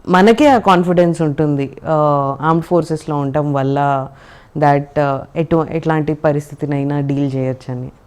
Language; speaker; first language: Telugu; native; Telugu